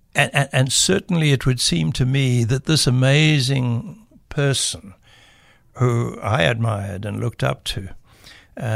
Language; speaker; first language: English; native; English